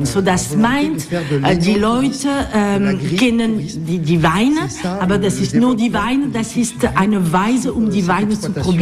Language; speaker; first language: German; non-native, learner; French